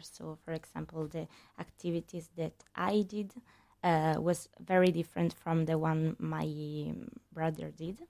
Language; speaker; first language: English; non-native, learner; Italian